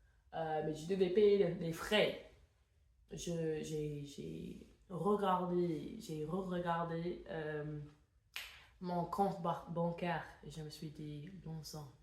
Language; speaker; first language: French; non-native, fluent; English